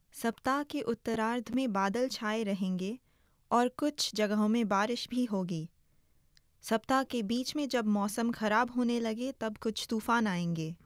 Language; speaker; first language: Hindi; native; Hindi